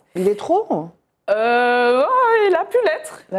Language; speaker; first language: French; native; French